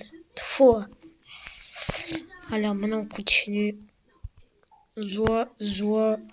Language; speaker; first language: French; native; French